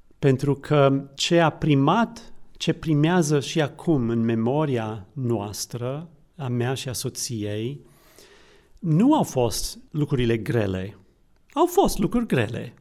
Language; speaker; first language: Romanian; non-native, fluent; English